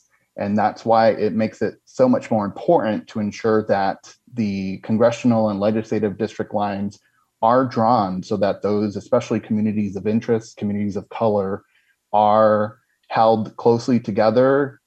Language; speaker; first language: English; native; English